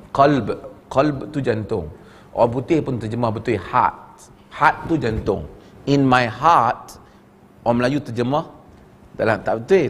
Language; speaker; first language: Malay; native; Malay